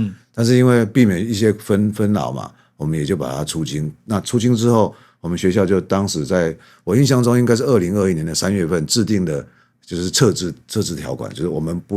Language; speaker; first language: Chinese; native; Chinese